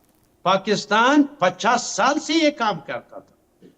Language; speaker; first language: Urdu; non-native, learner; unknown